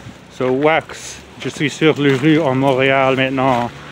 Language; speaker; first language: French; non-native, learner; English